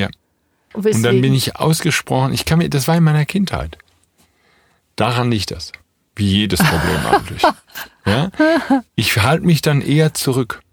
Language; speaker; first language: German; native; German